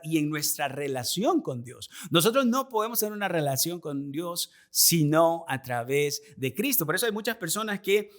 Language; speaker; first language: Spanish; native; Spanish